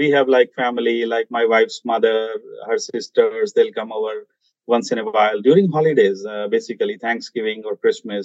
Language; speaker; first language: English; non-native, local second language; Hindi